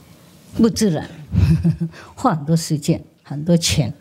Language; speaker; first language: Chinese; non-native, fluent; Vietnamese